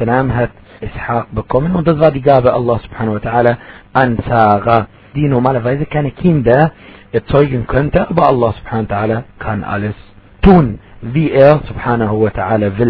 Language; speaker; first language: German; non-native, fluent; Arabic